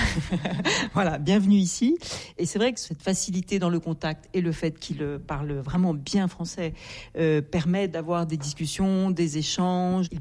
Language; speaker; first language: French; native; French